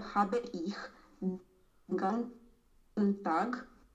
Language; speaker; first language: German; non-native, learner; Romanian